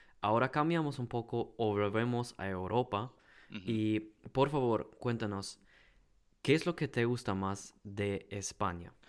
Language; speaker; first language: Spanish; non-native, fluent; German